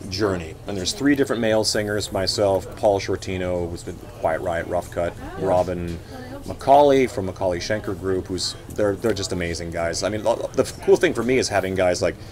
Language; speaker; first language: English; native; English